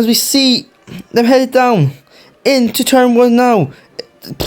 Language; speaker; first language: English; native; English